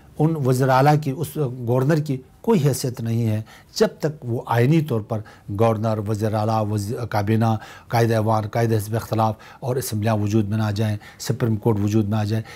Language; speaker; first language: Urdu; non-native, local second language; Shina